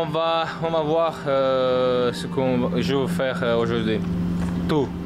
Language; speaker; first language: French; non-native, learner; Croatian